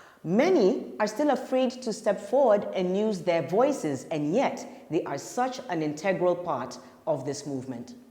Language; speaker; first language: English; non-native, local second language; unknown